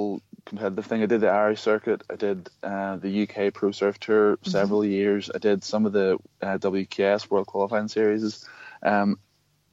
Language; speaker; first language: English; native; English